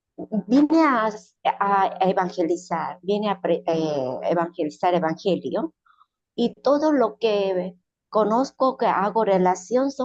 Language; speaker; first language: Spanish; non-native, learner; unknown